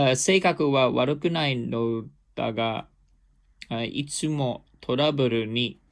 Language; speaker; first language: Japanese; non-native, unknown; English